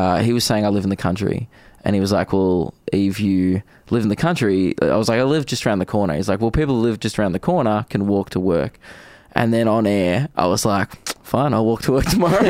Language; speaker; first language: English; native; English